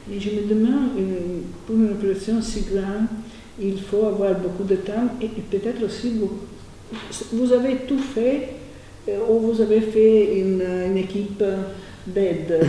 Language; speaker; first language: French; non-native, fluent; Italian